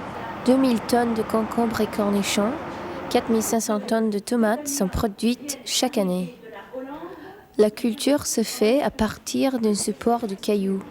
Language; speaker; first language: French; native; French